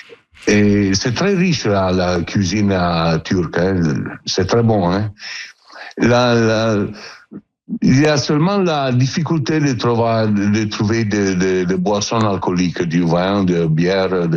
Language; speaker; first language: French; non-native, fluent; Italian